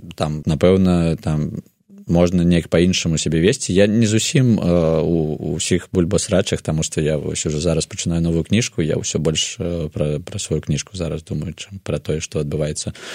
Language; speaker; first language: Belarusian; non-native, local second language; Russian